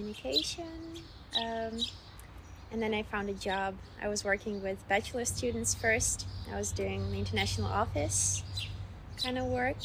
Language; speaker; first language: English; non-native, fluent; Russian